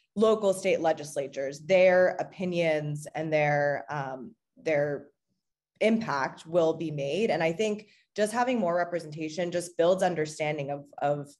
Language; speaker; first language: English; native; English